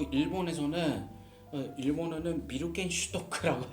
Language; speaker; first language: Korean; non-native, learner; Japanese